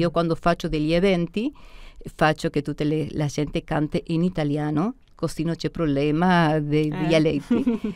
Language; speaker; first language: Italian; early bilingual, heritage; Spanish